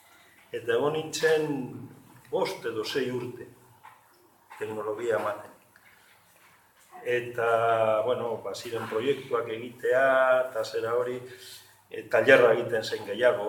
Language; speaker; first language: Basque; non-native, local second language; Spanish